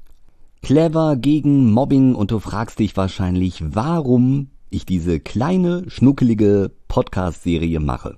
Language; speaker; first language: German; native; German